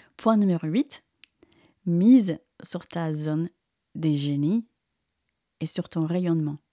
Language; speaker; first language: French; non-native, fluent; Spanish